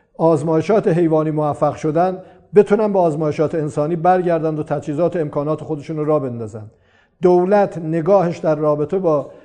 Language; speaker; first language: Persian; non-native, local second language; Azerbaijani